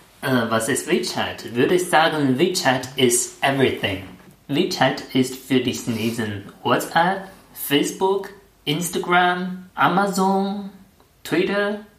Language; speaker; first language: German; non-native, fluent; Chinese